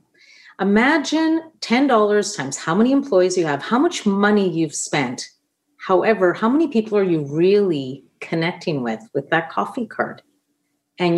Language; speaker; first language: English; non-native, fluent; Italian